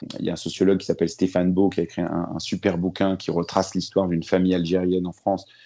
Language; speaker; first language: French; early bilingual, other home language; Arabic